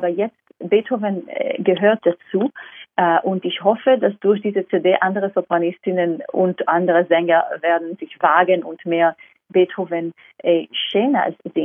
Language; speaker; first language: German; non-native, fluent; Hebrew